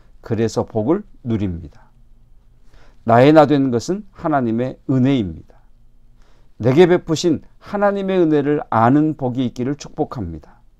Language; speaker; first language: Korean; native; Korean